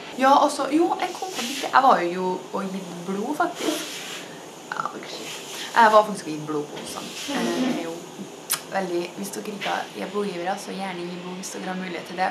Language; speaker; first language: Norwegian; native; Norwegian